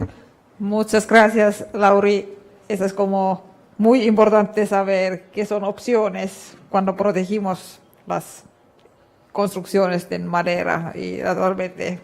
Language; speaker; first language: Spanish; non-native, fluent; Finnish